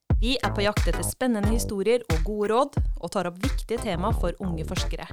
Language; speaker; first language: Norwegian; native; Norwegian